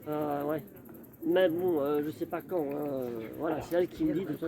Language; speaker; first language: French; native; French